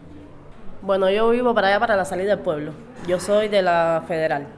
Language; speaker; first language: Spanish; native; Spanish